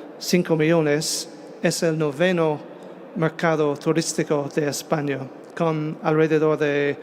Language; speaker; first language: Spanish; non-native, fluent; English